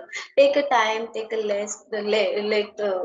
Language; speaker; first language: English; non-native, learner; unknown